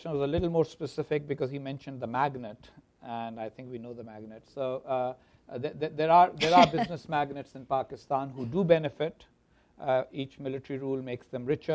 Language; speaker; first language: English; non-native, local second language; Urdu